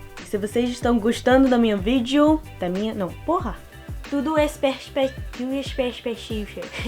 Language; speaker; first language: Portuguese; non-native, learner; English